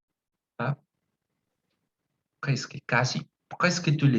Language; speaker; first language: French; non-native, fluent; Spanish